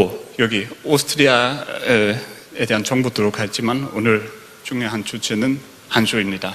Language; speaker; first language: Korean; non-native, fluent; German